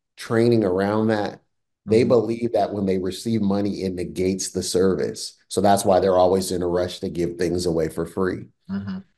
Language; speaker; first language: English; native; English